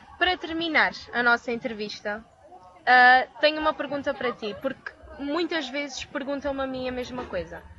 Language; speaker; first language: Portuguese; native; Portuguese